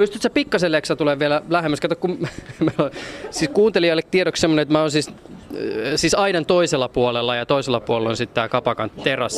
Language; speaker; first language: Finnish; native; Finnish